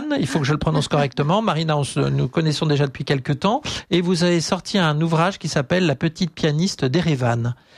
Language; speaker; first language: French; native; French